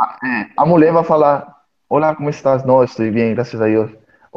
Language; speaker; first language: Portuguese; non-native, fluent; Spanish